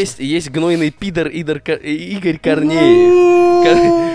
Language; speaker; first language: Russian; native; Russian